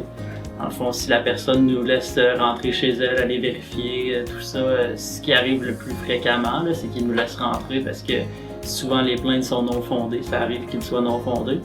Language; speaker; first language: French; native; French